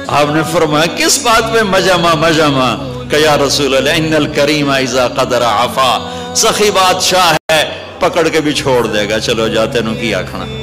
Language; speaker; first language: Urdu; non-native, local second language; Punjabi